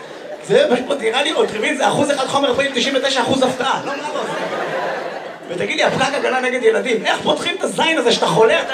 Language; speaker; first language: Hebrew; native; Hebrew